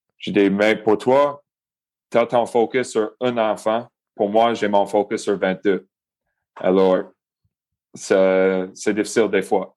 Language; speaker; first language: French; non-native, local second language; English